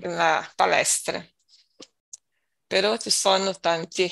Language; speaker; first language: Italian; non-native, learner; Portuguese